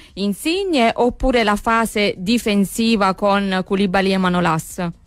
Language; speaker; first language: Italian; native; Italian